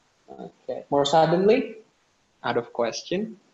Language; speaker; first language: English; non-native, fluent; Indonesian